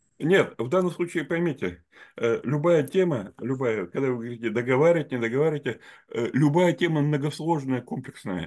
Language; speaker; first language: Russian; native; Russian